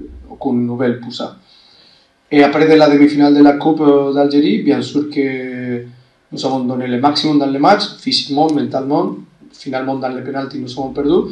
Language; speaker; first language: French; non-native, fluent; Spanish